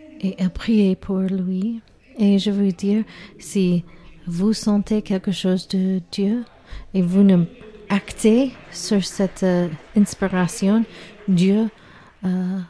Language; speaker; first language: French; non-native, learner; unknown